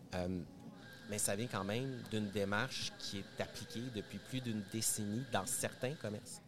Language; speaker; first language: French; native; French